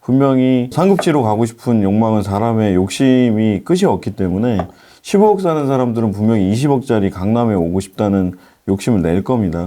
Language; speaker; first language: Korean; native; Korean